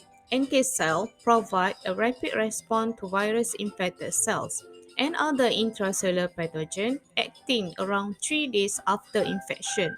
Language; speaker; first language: English; non-native, fluent; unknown